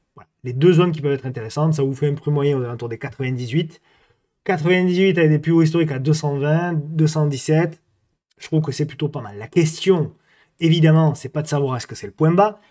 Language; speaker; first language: French; native; French